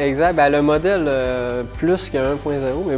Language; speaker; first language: French; native; French